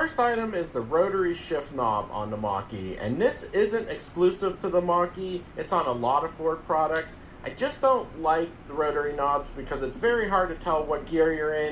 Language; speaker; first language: English; native; English